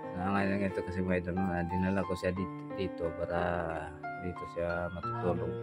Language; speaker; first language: Filipino; non-native, local second language; Cebuano